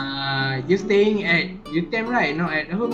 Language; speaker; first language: English; non-native, learner; Malay